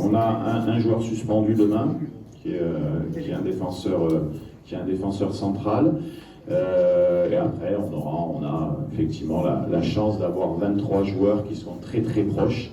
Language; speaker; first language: French; native; French